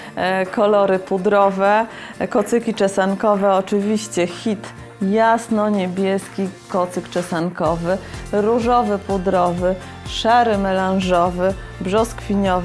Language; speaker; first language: Polish; native; Polish